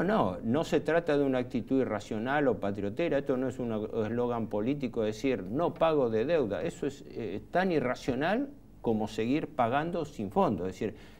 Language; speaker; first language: Spanish; native; Spanish